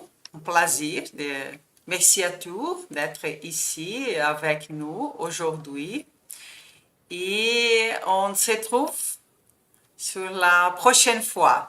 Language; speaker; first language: French; non-native, fluent; Portuguese